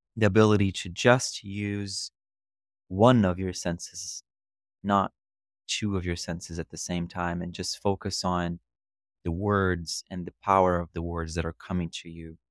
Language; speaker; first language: English; non-native, fluent; Portuguese